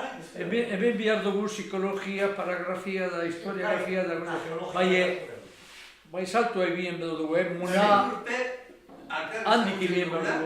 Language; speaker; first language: Basque; native; Basque